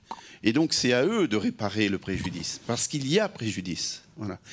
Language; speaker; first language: French; native; French